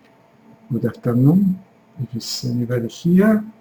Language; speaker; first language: English; non-native, fluent; Spanish